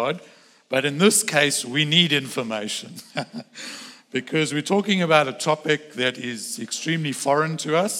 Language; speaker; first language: English; native; English